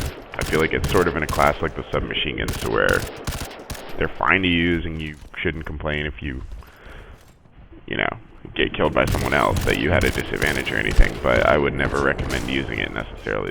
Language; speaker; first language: English; native; English